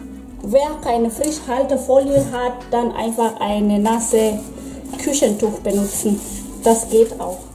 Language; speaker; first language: German; non-native, fluent; Swahili